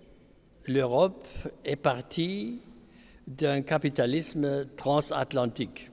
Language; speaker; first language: French; non-native, fluent; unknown